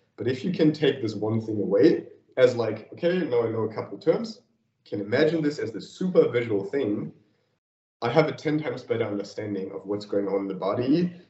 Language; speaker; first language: English; non-native, fluent; German